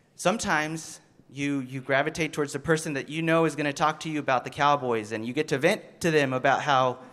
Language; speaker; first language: English; early bilingual, other home language; Spanish